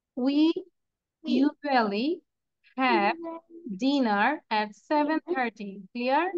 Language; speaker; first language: English; non-native, local second language; Bangla